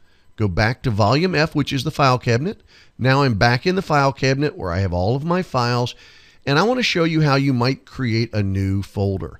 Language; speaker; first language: English; native; English